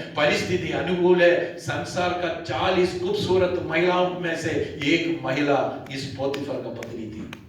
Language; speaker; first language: Hindi; non-native, local second language; Malayalam